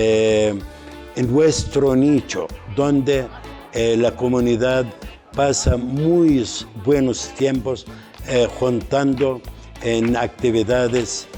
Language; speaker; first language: Spanish; non-native, fluent; Arabic